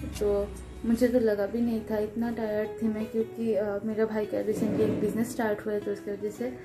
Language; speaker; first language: Hindi; non-native, local second language; Bangla